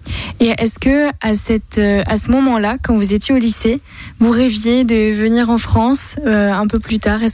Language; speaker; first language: French; native; French